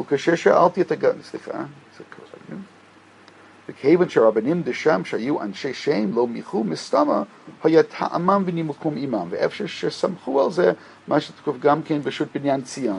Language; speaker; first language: Hebrew; non-native, fluent; English